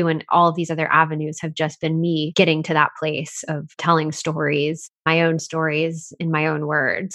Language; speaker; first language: English; native; English